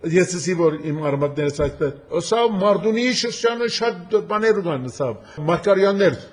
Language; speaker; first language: Armenian; early bilingual, heritage; Armenian